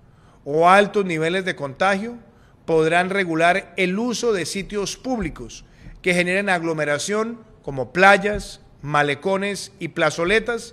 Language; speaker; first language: Spanish; native; Spanish